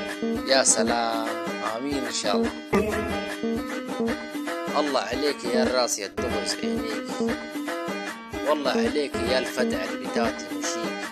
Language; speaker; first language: Arabic; native; Arabic